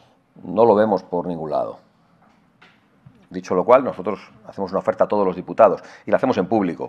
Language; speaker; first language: Spanish; native; Spanish